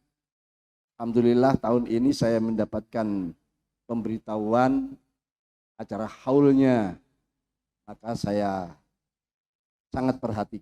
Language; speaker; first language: Indonesian; native; Indonesian